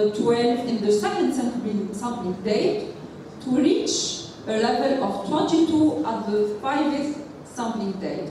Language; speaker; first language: English; non-native, local second language; Arabic